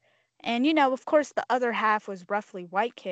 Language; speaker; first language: English; native; English